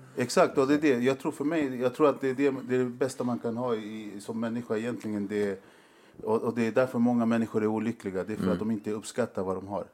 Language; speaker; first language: Swedish; early bilingual, other home language; Spanish